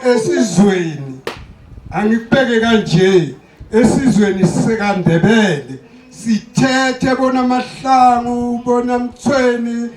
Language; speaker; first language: Zulu; non-native, local second language; South Ndebele